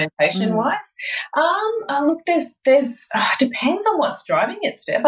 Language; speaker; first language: English; native; English